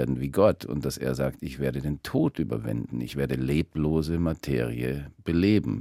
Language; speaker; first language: German; early bilingual, heritage; German